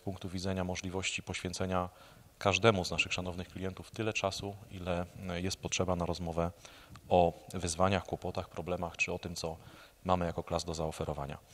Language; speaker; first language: Polish; native; Polish